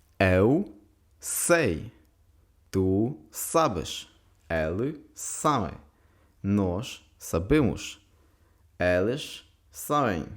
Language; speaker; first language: Portuguese; non-native, fluent; Ukrainian